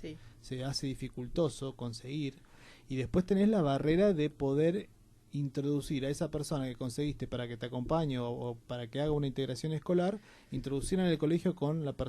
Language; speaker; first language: Spanish; native; Spanish